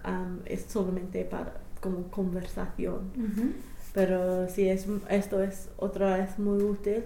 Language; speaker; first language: Spanish; non-native, fluent; English